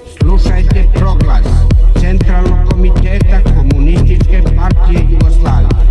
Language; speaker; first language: Serbian; native; Serbian